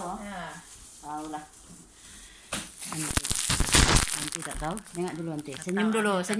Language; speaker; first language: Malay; non-native, learner; Indonesian